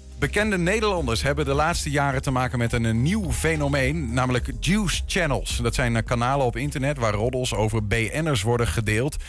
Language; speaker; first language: Dutch; native; Dutch